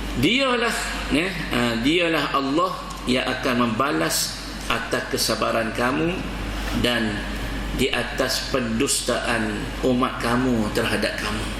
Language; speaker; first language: Malay; native; Malay